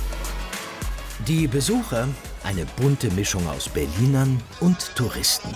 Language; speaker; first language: German; native; German